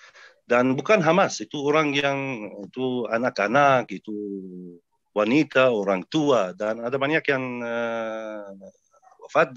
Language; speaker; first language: Indonesian; non-native, fluent; Arabic